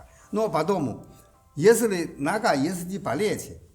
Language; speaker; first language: Russian; non-native, learner; Chinese